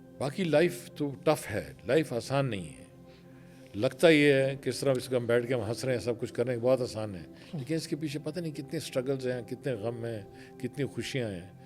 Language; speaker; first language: Urdu; non-native, local second language; Pashto